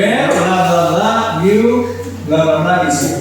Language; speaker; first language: English; non-native, fluent; Indonesian